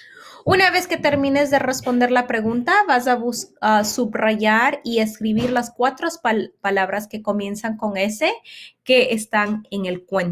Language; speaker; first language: Spanish; early bilingual, heritage; Spanish